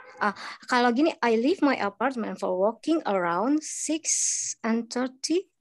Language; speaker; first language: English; non-native, learner; Indonesian